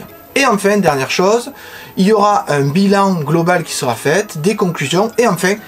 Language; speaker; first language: French; native; French